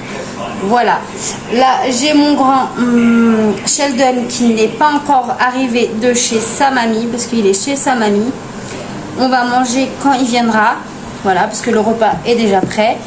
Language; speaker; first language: French; native; French